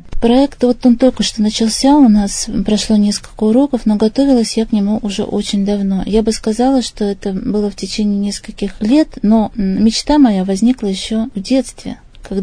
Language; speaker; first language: Russian; native; Russian